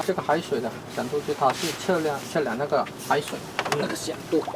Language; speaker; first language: Chinese; non-native, local second language; Cantonese